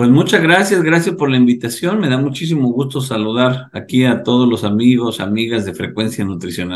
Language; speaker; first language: Spanish; native; Spanish